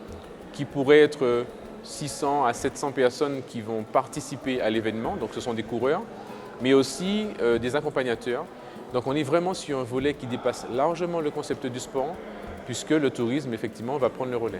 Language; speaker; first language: French; native; French